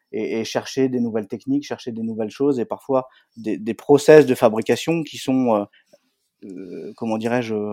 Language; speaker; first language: French; native; French